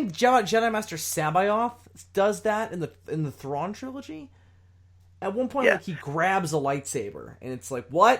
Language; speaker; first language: English; native; English